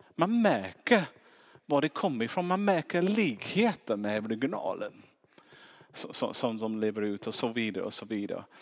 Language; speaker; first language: Swedish; non-native, fluent; English